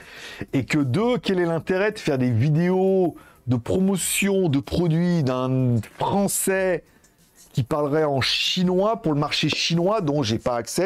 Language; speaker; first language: French; native; French